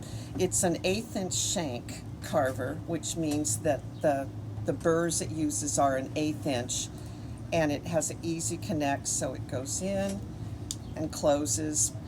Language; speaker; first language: English; native; English